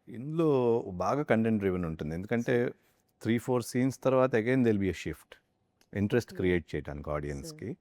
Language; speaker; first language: Telugu; native; Telugu